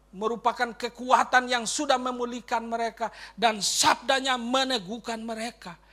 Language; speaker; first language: Indonesian; native; Indonesian